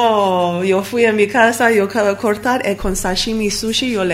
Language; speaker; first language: Spanish; non-native, learner; Armenian